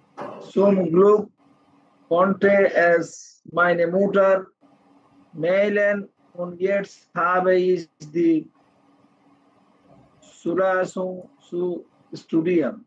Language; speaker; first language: German; non-native, learner; Bangla